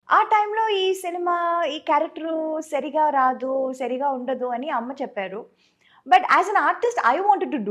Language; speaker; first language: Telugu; non-native, local second language; Tamil